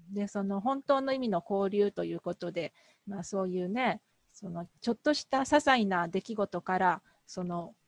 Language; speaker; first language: Japanese; native; Japanese